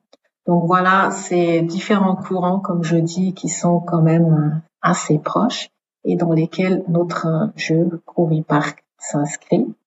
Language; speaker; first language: French; native; French